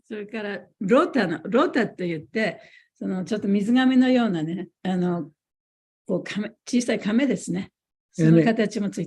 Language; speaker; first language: Japanese; native; Japanese